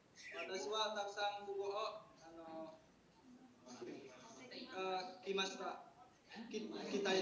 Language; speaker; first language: Japanese; non-native, learner; Indonesian